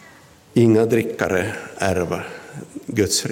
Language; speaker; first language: Swedish; non-native, local second language; Finnish